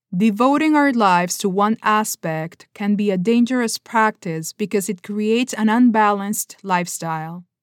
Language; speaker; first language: English; non-native, fluent; Spanish